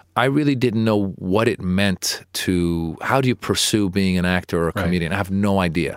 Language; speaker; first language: English; early bilingual, other home language; Persian